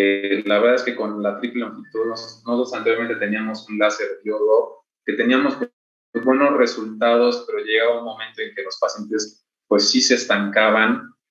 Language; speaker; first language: Spanish; native; Spanish